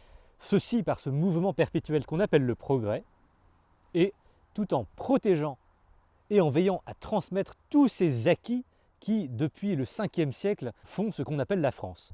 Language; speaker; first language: French; native; French